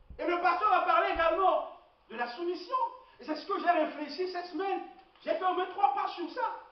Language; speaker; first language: French; non-native, local second language; Lingala